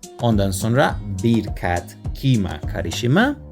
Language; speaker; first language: Turkish; non-native, learner; Spanish